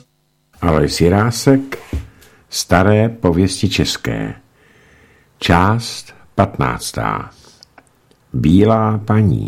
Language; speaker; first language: Czech; native; Czech